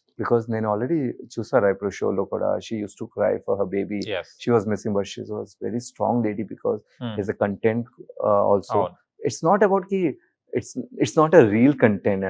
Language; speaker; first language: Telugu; non-native, learner; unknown